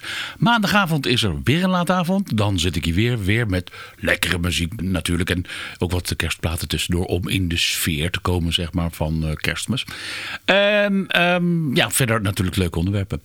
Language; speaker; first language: Dutch; native; Dutch